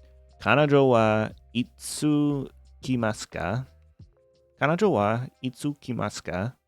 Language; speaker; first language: Japanese; non-native, learner; English